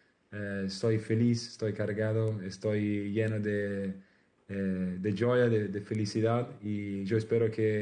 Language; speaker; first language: Spanish; non-native, learner; Italian